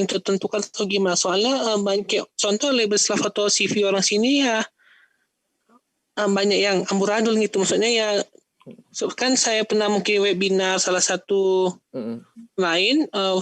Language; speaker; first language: Indonesian; native; Indonesian